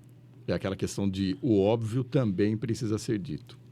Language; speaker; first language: Portuguese; native; Portuguese